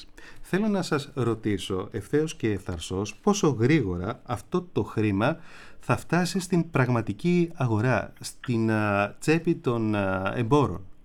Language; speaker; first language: Greek; native; Greek